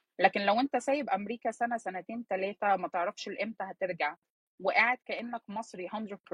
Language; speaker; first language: Arabic; early bilingual, heritage; Arabic